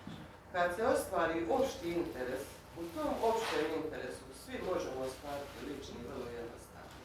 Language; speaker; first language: Bosnian; native; Bosnian